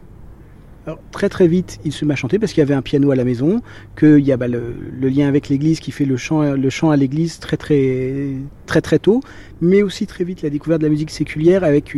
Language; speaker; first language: French; native; French